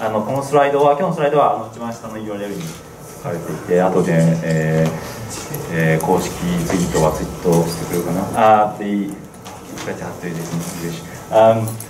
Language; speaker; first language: Japanese; native; Japanese